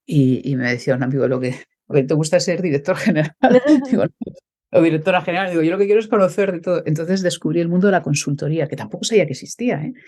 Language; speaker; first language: Spanish; native; Spanish